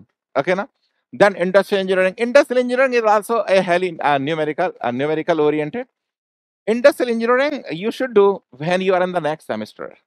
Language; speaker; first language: English; non-native, local second language; Hindi